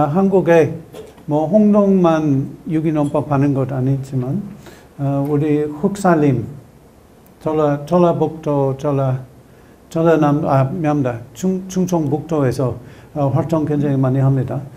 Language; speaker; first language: Korean; non-native, learner; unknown